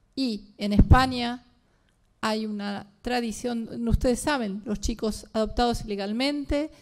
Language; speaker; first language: Spanish; native; Spanish